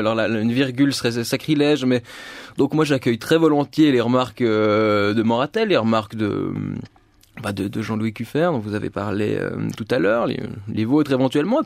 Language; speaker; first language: French; native; French